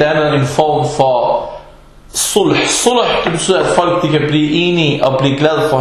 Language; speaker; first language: Danish; early bilingual, other home language; Arabic